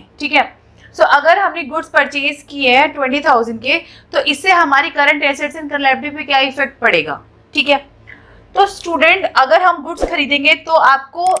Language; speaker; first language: Hindi; native; Hindi